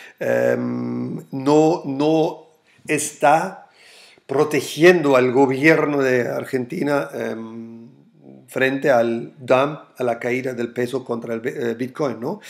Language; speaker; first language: Spanish; non-native, fluent; German